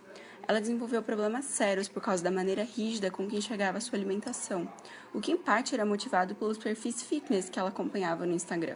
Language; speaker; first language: Portuguese; native; Portuguese